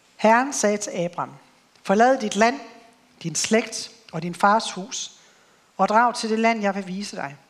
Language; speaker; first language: English; non-native, fluent; Swedish